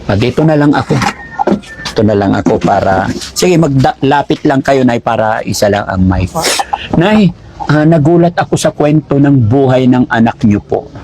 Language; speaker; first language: Filipino; non-native, local second language; Pangasinan